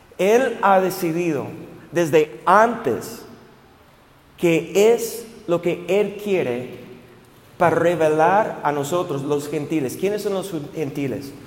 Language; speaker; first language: Spanish; non-native, fluent; English